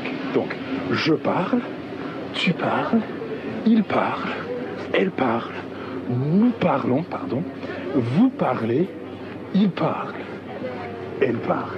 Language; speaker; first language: French; non-native, fluent; English